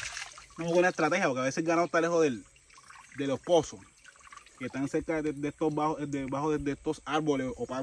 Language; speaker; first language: Spanish; native; Spanish